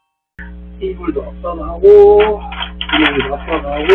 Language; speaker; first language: Korean; native; Korean